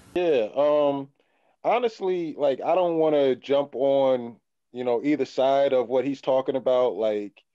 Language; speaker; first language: English; native; English